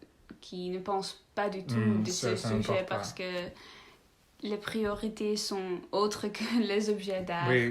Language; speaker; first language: French; non-native, learner; Dutch